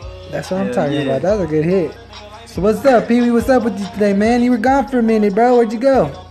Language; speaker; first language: English; native; English